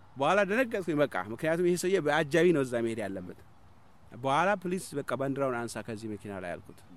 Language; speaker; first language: Amharic; non-native, local second language; Somali